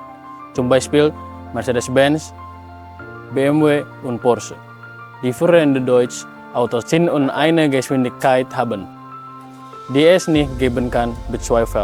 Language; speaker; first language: German; non-native, learner; Indonesian